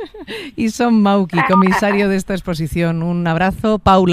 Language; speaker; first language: Spanish; native; Spanish